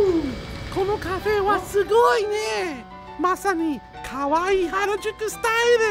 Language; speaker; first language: Japanese; non-native, fluent; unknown